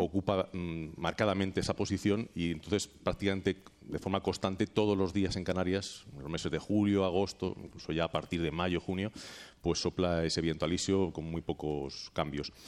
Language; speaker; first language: Spanish; native; Spanish